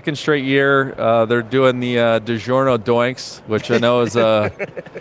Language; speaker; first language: English; native; English